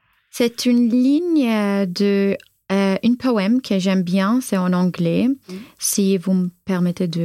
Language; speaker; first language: French; non-native, fluent; Arabic